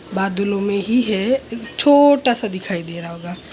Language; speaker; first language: Hindi; non-native, local second language; Gujarati